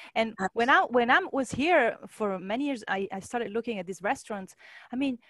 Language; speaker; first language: English; non-native, fluent; Italian